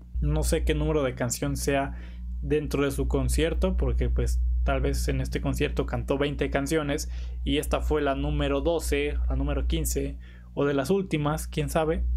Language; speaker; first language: Spanish; native; Spanish